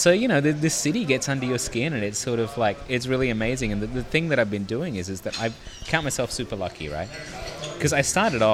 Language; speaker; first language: English; native; English